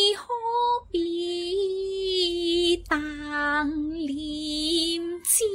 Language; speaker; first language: Chinese; non-native, local second language; Min Nan Chinese